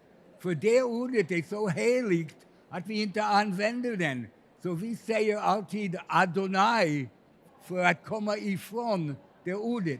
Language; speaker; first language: Swedish; non-native, fluent; English